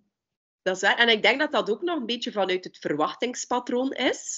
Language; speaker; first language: Dutch; native; Dutch